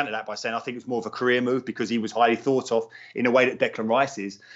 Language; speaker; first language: English; native; English